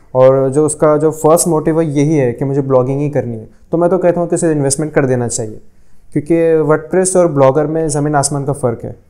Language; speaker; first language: Hindi; non-native, local second language; Urdu